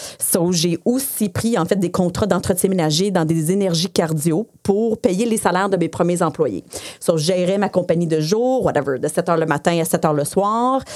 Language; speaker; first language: French; non-native, local second language; English